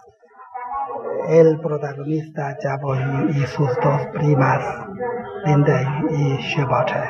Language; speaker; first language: Spanish; non-native, fluent; Chinese